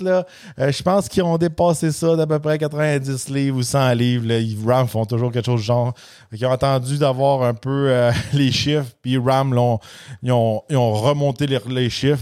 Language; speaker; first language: French; native; French